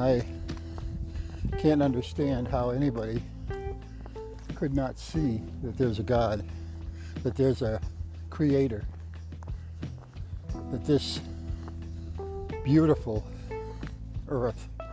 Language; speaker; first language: English; native; English